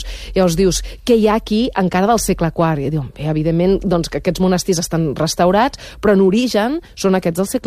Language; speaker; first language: Catalan; native; Catalan